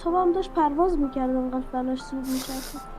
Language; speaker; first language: Persian; native; Persian